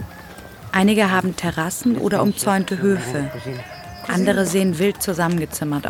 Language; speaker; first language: German; native; German